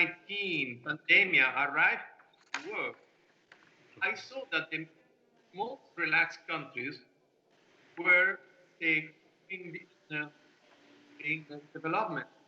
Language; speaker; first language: English; non-native, fluent; Italian